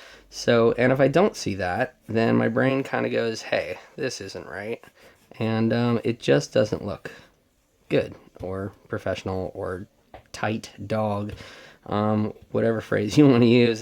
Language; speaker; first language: English; native; English